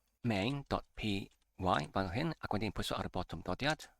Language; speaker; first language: Welsh; non-native, learner; English